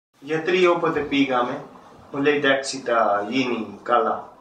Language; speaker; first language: Greek; non-native, learner; Urdu